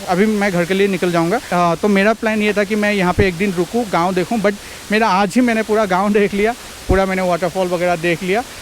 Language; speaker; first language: Hindi; non-native, local second language; Assamese